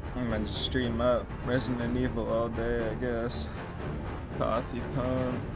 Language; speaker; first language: English; native; English